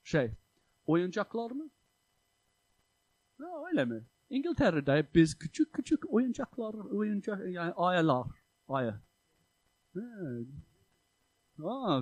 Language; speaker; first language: Turkish; non-native, fluent; English